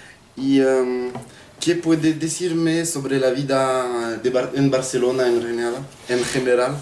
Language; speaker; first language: Spanish; non-native, learner; French